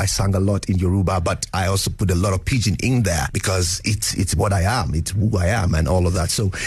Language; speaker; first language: English; non-native, local second language; Yoruba